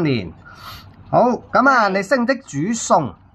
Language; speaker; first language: Cantonese; native; Cantonese